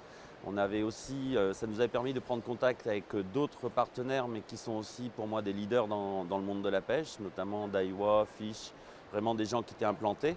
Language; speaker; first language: French; native; French